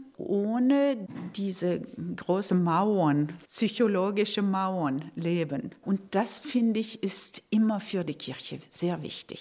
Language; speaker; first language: German; non-native, fluent; Norwegian